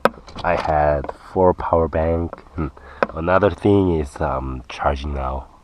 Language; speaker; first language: English; non-native, learner; Korean